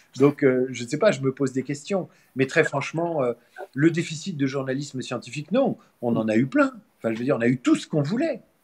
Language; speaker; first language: French; native; French